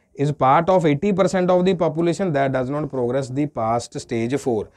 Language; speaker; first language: English; non-native, local second language; Punjabi